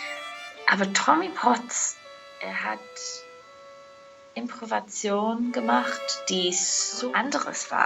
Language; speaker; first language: German; non-native, fluent; Irish